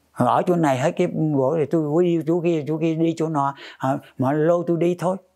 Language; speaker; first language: Vietnamese; native; Vietnamese